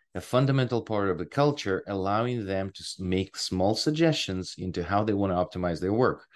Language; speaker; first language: English; non-native, fluent; Ukrainian